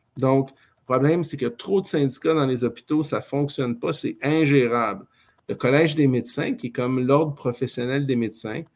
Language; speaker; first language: French; native; French